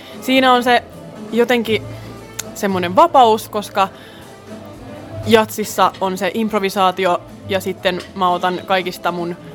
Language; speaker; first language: Finnish; non-native, local second language; Swedish